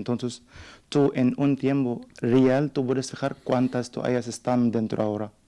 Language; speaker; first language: Spanish; non-native, learner; Arabic